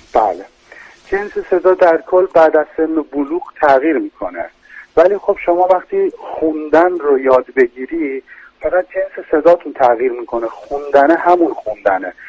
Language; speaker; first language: Persian; non-native, local second language; Turkmen